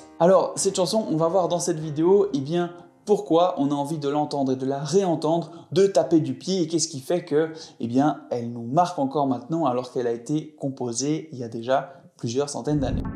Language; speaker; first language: French; native; French